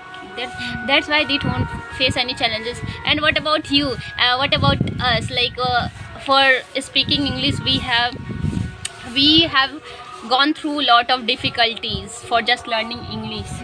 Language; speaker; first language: English; non-native, learner; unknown